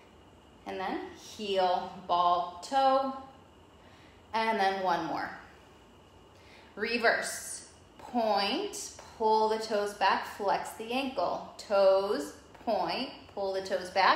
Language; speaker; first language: English; native; English